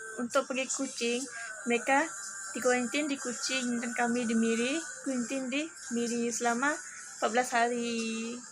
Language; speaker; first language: Malay; native; Malay